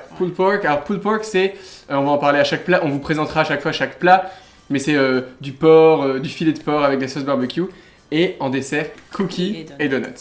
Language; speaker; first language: French; native; French